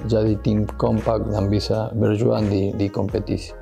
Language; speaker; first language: Indonesian; non-native, fluent; Spanish